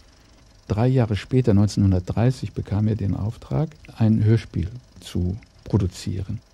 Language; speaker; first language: German; native; German